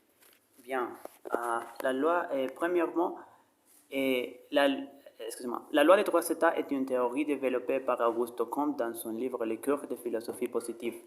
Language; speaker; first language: French; non-native, learner; Spanish